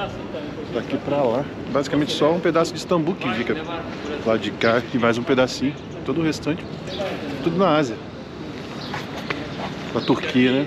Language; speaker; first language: Portuguese; native; Portuguese